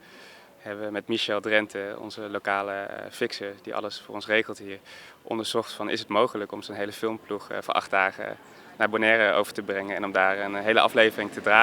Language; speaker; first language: Dutch; native; Dutch